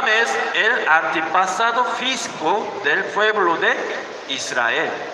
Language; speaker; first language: Spanish; non-native, learner; Korean